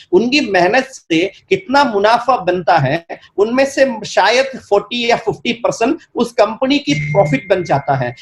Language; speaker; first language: Hindi; non-native, local second language; Malayalam